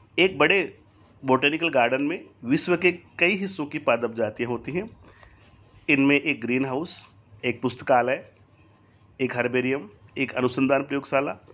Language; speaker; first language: Hindi; native; Hindi